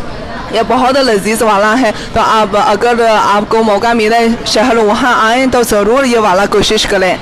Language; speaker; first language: Hindi; non-native, fluent; Chinese